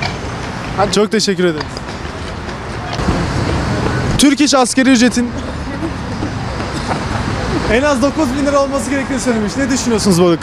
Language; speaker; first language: Turkish; native; Turkish